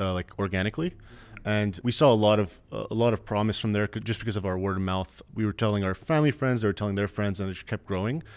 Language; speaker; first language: English; native; English